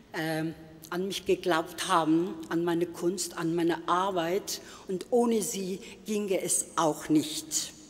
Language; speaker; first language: German; non-native, fluent; Turkish